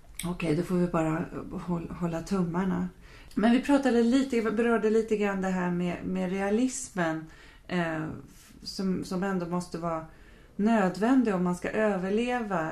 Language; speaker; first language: Swedish; native; Swedish